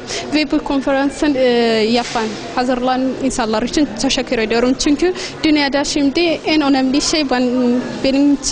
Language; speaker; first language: Turkish; non-native, learner; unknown